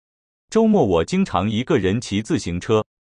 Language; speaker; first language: Chinese; non-native, learner; Japanese